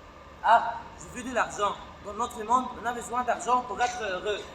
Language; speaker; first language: French; non-native, learner; Arabic